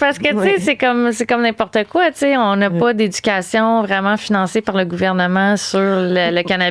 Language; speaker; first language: French; native; French